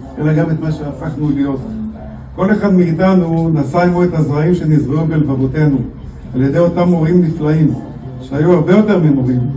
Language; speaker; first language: Hebrew; native; Hebrew